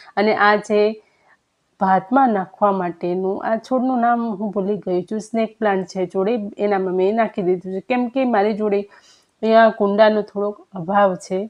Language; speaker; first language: Gujarati; non-native, local second language; Kachhi